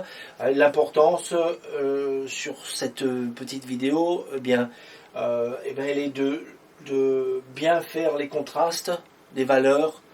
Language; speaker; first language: French; native; French